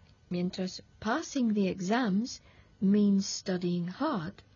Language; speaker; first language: English; non-native, fluent; Spanish